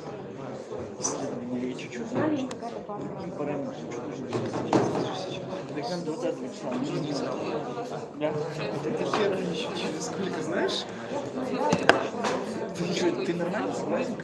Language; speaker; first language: Russian; native; Russian